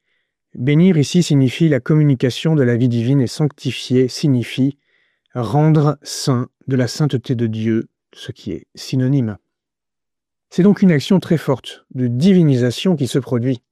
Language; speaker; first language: French; native; French